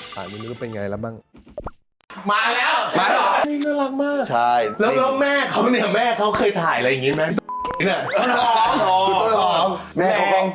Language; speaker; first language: Thai; early bilingual, heritage; Swedish